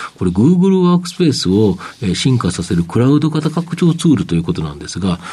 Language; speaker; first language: Japanese; native; Japanese